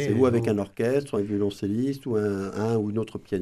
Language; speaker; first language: French; native; French